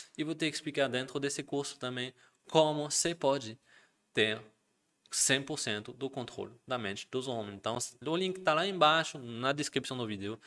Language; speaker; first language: Portuguese; non-native, fluent; French